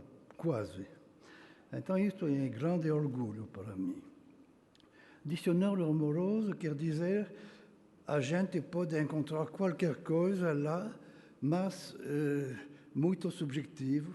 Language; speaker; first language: Portuguese; non-native, fluent; French